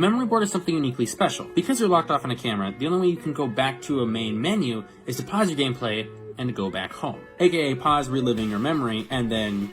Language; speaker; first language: English; native; English